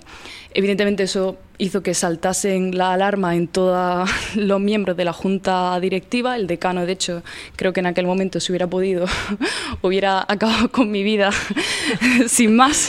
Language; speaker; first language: Spanish; native; Spanish